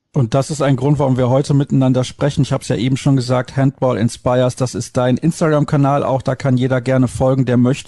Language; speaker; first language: German; native; German